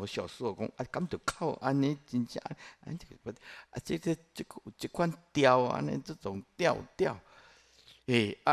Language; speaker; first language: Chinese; non-native, local second language; Min Nan Chinese